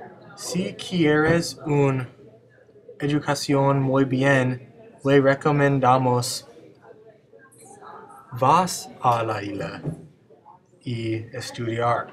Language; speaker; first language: Spanish; non-native, learner; English